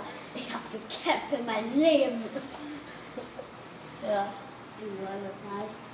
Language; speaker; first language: German; non-native, learner; French